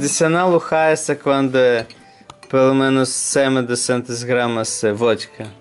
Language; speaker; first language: Portuguese; non-native, learner; Russian